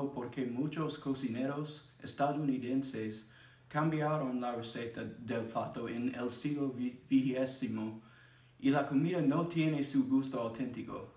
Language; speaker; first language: Spanish; non-native, learner; English